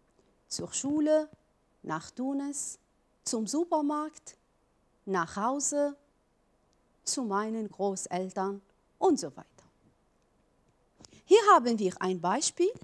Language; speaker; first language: German; non-native, fluent; Arabic